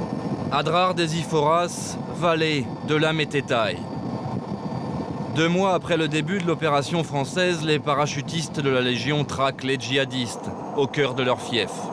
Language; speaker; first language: French; native; French